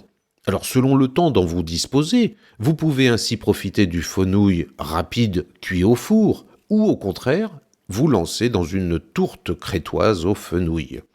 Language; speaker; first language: French; native; French